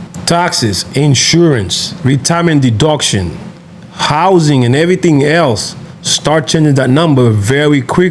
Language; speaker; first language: English; native; English